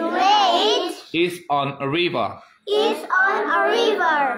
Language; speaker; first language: English; non-native, fluent; Indonesian